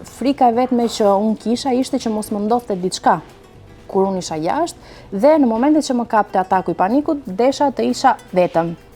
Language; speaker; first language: Albanian; early bilingual, heritage; Albanian